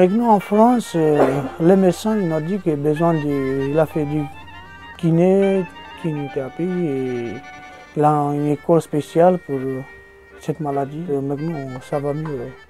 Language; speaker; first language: French; non-native, learner; Romanian